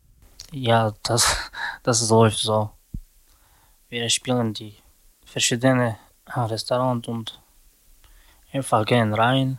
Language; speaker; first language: German; non-native, learner; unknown